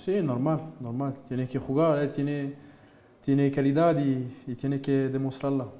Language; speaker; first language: Spanish; non-native, fluent; French